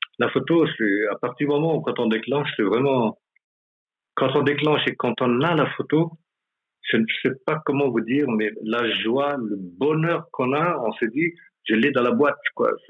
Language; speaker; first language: French; non-native, local second language; Malagasy